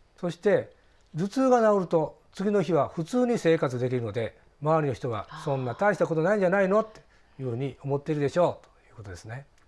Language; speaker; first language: Japanese; native; Japanese